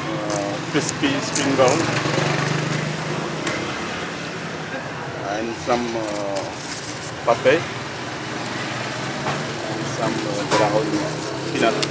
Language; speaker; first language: English; non-native, learner; Khmer